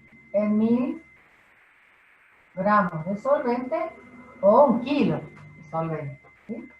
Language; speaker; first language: Spanish; native; Spanish